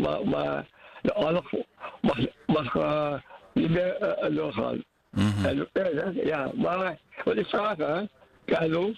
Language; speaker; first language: Dutch; non-native, learner; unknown